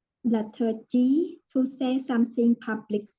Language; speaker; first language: English; non-native, learner; Khmer